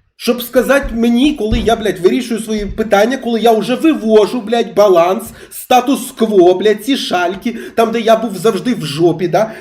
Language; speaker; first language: Ukrainian; non-native, local second language; Russian